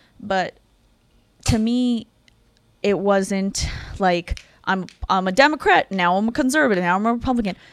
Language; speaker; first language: English; non-native, fluent; Russian